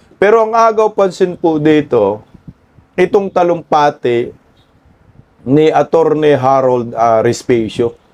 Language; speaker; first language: Filipino; non-native, local second language; Cebuano